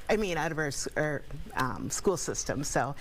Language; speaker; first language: English; native; English